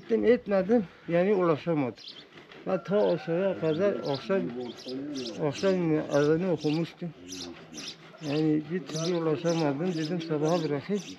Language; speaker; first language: Turkish; non-native, local second language; Kurdish